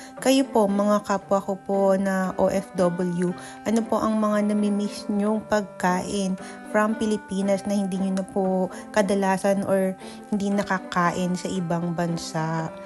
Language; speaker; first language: Filipino; native; Filipino